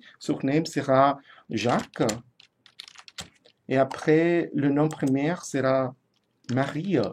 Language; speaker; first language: French; non-native, fluent; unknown